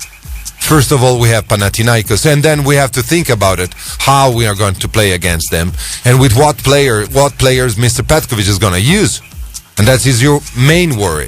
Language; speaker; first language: English; non-native, fluent; Italian